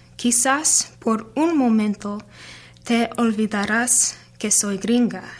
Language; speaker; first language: Spanish; non-native, learner; English